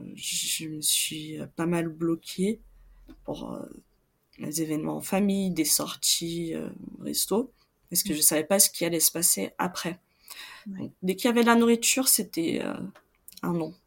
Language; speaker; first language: French; non-native, fluent; Portuguese